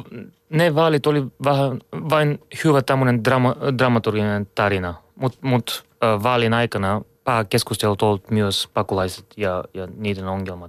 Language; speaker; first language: Finnish; non-native, learner; Bulgarian